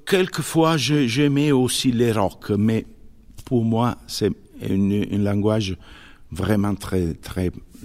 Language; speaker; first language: French; non-native, fluent; Italian